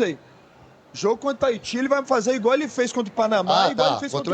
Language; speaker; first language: Portuguese; native; Portuguese